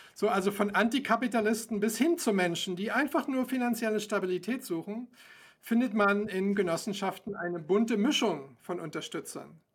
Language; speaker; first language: German; native; German